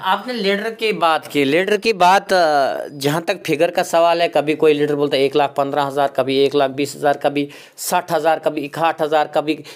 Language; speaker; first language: Hindi; non-native, local second language; Kashmiri